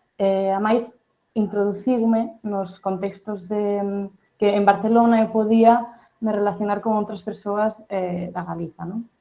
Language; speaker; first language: Galician; early bilingual, heritage; Catalan